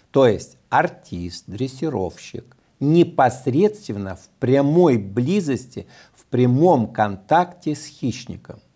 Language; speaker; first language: Russian; native; Russian